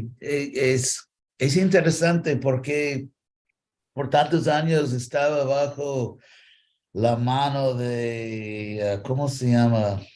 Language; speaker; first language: Spanish; non-native, fluent; English